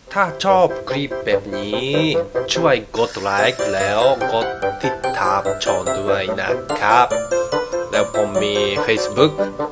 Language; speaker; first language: Thai; non-native, learner; Japanese